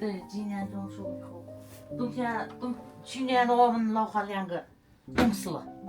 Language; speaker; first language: Chinese; non-native, local second language; Kazakh